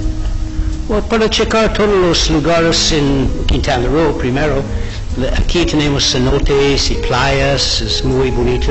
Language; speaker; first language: Spanish; non-native, fluent; English